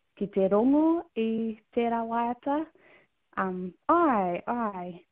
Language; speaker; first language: Māori; non-native, local second language; English